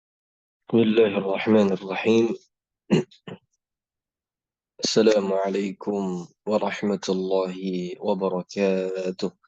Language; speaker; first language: Arabic; non-native, fluent; Indonesian